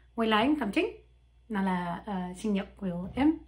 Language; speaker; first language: Vietnamese; non-native, learner; French